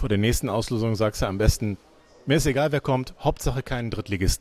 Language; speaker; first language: German; native; German